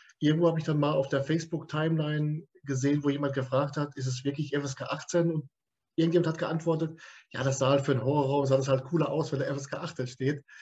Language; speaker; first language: German; native; German